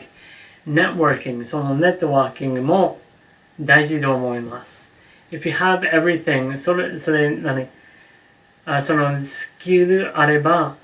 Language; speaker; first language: Japanese; non-native, learner; English